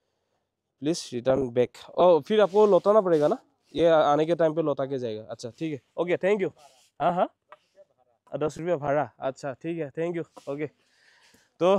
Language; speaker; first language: Hindi; non-native, local second language; Assamese